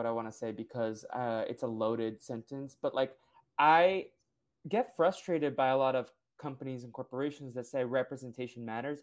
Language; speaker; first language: English; early bilingual, other home language; Portuguese